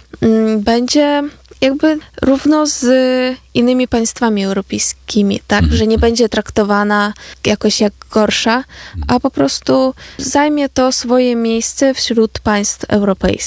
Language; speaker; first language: Polish; non-native, fluent; Ukrainian